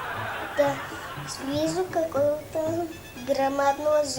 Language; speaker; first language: Russian; non-native, local second language; Tajik